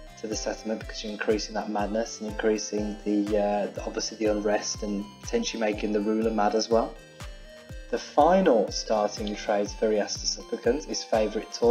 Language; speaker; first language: English; native; English